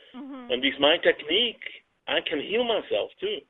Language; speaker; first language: English; non-native, fluent; Swiss German